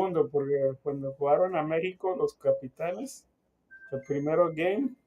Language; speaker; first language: Spanish; non-native, learner; English